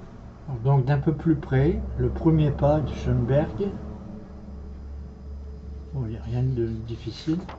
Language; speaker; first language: French; native; French